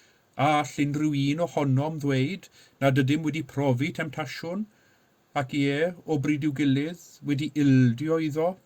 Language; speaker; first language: Welsh; native; Welsh